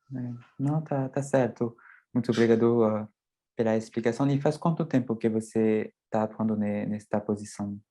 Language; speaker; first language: Portuguese; non-native, fluent; French